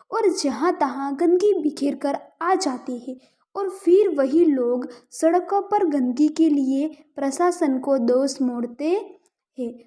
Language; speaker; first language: Hindi; non-native, local second language; Gujarati